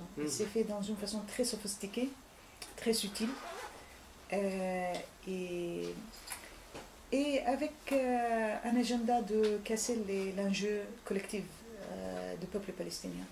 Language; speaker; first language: French; non-native, fluent; Arabic